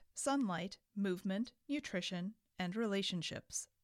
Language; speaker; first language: English; native; English